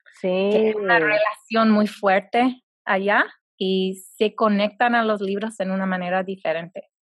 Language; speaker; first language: Spanish; non-native, fluent; English